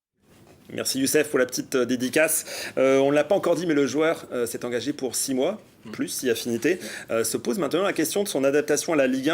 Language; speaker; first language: French; native; French